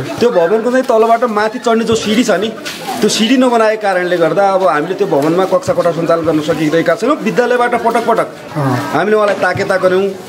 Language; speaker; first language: Nepali; native; Nepali